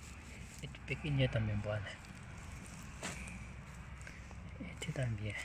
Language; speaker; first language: Spanish; non-native, learner; Japanese